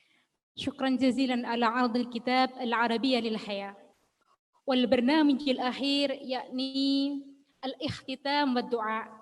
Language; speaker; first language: Arabic; non-native, fluent; Indonesian